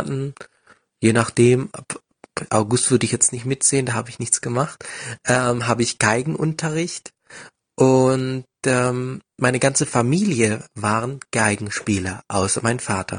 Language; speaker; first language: German; native; German